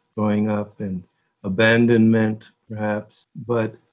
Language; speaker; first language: English; early bilingual, other home language; Korean